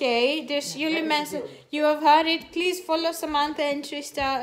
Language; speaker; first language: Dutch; non-native, learner; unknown